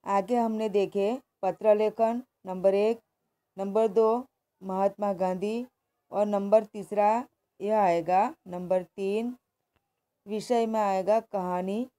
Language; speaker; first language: Hindi; non-native, local second language; Gujarati